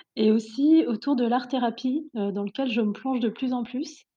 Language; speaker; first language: French; native; French